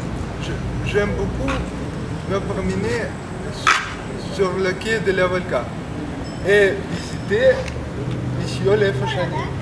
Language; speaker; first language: French; non-native, fluent; Russian